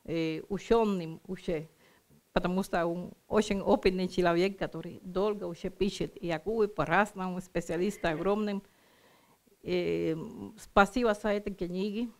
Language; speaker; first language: Russian; non-native, learner; Spanish